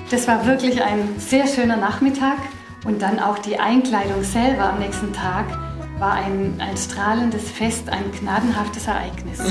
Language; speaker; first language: German; native; German